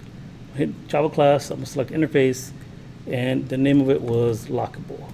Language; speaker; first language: English; native; English